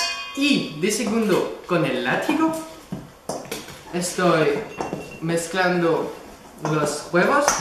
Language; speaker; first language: Spanish; non-native, learner; French